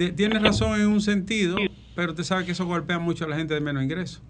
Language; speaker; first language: Spanish; native; Spanish